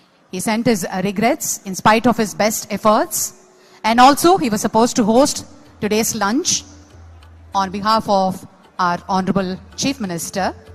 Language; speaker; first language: English; non-native, local second language; Telugu